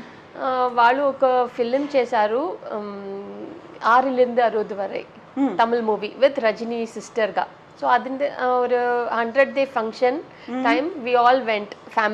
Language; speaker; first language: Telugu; non-native, local second language; Tamil